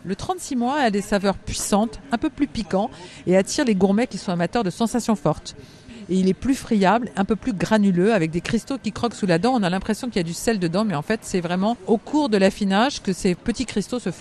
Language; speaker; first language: French; native; French